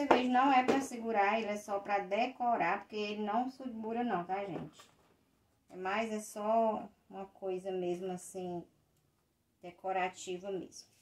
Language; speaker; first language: Portuguese; native; Portuguese